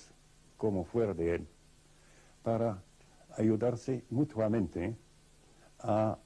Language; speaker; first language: Spanish; non-native, fluent; Russian